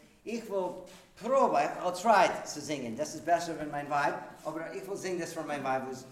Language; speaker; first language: German; non-native, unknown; English